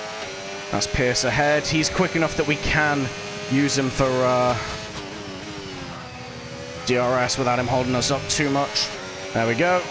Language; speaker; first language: English; native; English